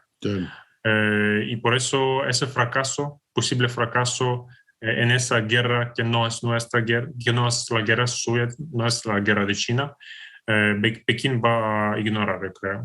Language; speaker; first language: Spanish; non-native, fluent; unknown